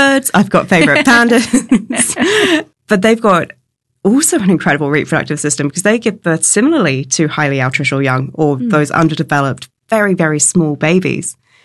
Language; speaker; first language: English; native; English